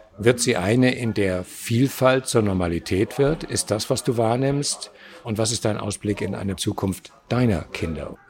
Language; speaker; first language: German; native; German